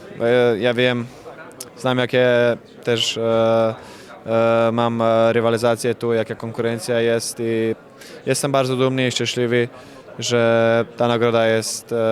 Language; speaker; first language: Polish; non-native, fluent; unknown